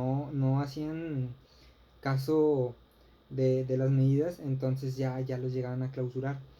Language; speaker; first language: Spanish; native; Spanish